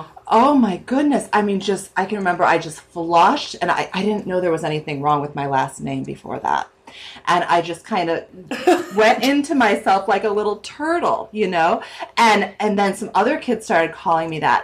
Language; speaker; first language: English; native; English